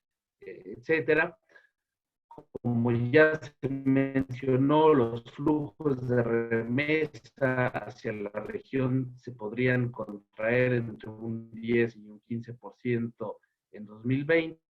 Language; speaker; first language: Spanish; native; Spanish